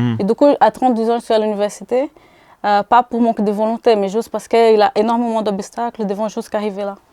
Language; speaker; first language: French; non-native, fluent; Portuguese